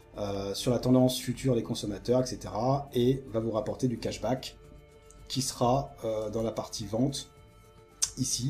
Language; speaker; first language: French; native; French